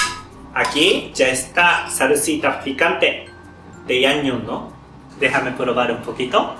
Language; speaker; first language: Spanish; non-native, learner; Japanese